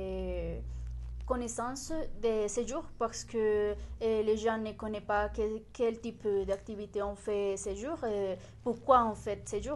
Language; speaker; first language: French; non-native, fluent; Spanish